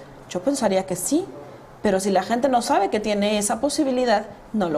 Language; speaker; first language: Spanish; native; Spanish